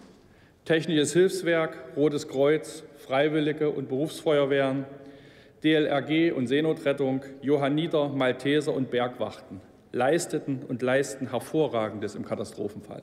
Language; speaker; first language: German; native; German